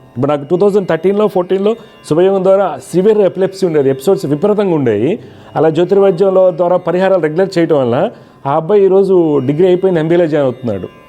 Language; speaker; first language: Telugu; native; Telugu